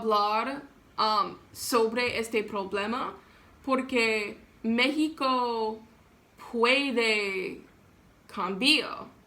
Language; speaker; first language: Spanish; non-native, learner; English